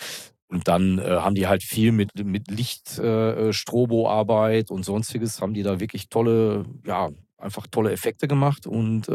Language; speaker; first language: German; native; German